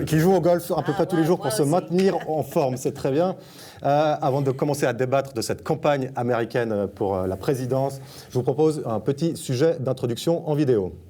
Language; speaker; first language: French; native; French